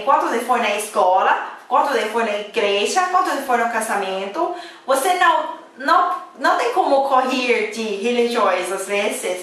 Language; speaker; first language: Portuguese; non-native, fluent; Thai